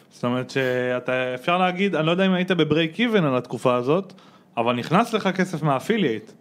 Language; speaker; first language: Hebrew; native; Hebrew